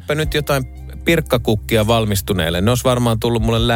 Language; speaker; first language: Finnish; native; Finnish